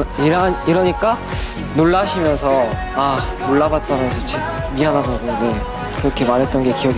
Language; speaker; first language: Korean; non-native, fluent; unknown